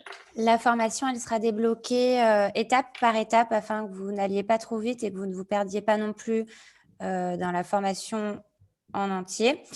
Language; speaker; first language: French; native; French